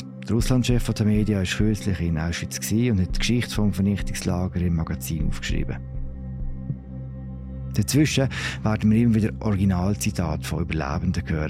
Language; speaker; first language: German; native; German